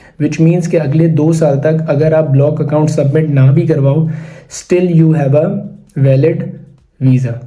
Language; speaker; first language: Urdu; native; Urdu